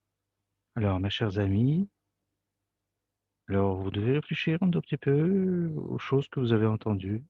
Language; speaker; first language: French; non-native, fluent; Russian